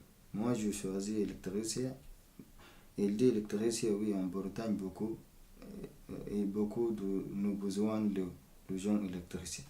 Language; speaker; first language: French; non-native, learner; Arabic